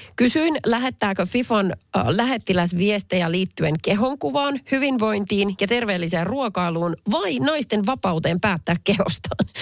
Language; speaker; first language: Finnish; native; Finnish